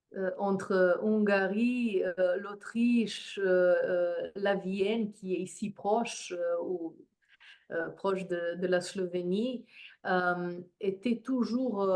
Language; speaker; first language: French; non-native, fluent; Slovenian